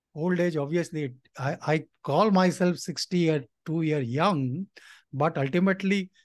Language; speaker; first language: English; non-native, local second language; Nepali